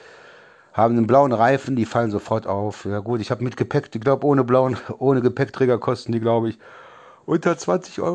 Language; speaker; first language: German; native; German